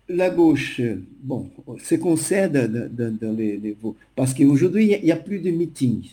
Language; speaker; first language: French; non-native, fluent; Portuguese